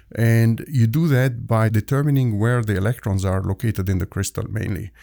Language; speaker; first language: English; non-native, fluent; Arabic